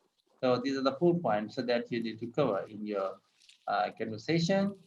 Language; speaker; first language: English; non-native, local second language; Urdu